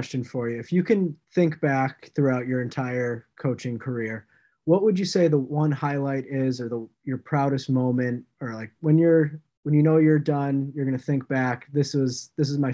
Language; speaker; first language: English; native; English